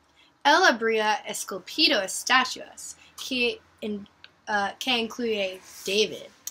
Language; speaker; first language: Spanish; non-native, learner; English